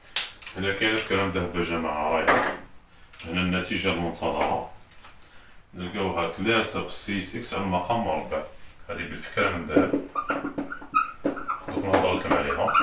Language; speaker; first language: Arabic; native; Arabic